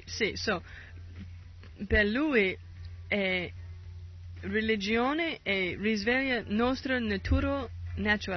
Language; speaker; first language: Italian; non-native, learner; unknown